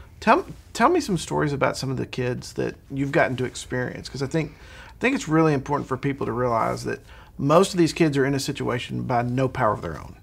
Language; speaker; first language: English; native; English